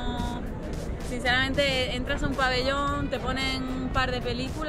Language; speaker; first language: Spanish; native; Spanish